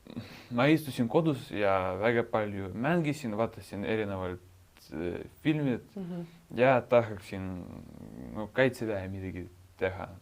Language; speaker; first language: Estonian; non-native, local second language; Russian